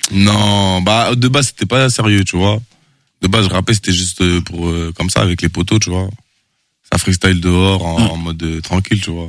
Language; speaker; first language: French; native; French